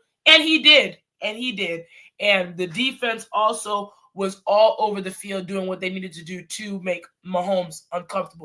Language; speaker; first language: English; native; English